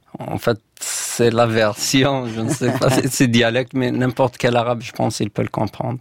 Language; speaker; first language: French; non-native, local second language; Kabyle